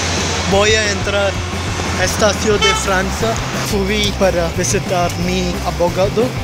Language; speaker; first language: Spanish; non-native, learner; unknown